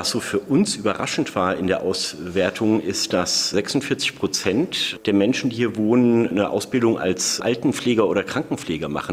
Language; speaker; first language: German; native; German